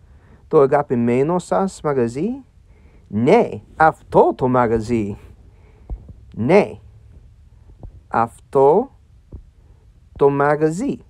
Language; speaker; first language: Greek; non-native, learner; English